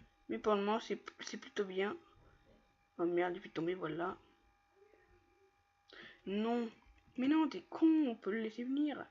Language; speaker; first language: French; native; French